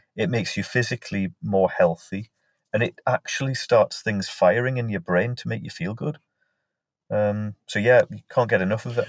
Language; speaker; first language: English; native; English